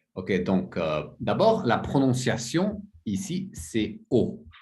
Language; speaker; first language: French; non-native, fluent; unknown